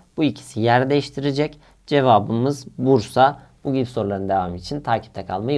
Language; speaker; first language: Turkish; native; Turkish